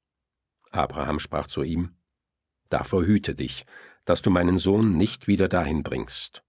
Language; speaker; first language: German; native; German